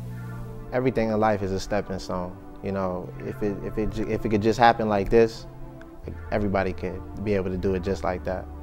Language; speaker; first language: English; native; English